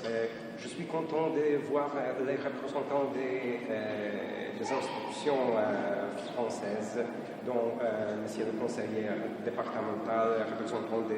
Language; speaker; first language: French; non-native, fluent; Polish